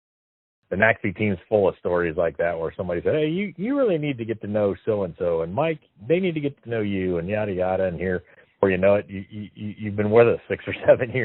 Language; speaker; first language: English; native; English